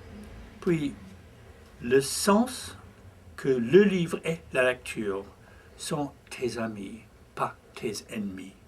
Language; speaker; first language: French; non-native, fluent; English